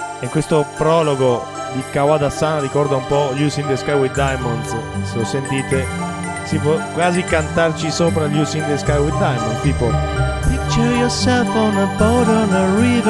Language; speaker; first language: Italian; native; Italian